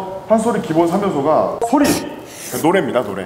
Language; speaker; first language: Korean; native; Korean